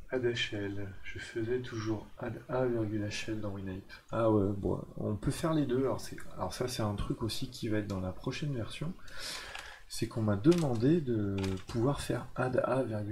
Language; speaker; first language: French; native; French